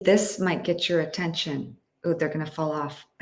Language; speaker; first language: English; native; English